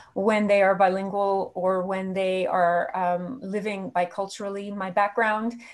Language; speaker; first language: English; native; English